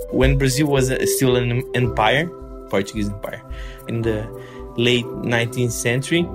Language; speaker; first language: English; non-native, fluent; Portuguese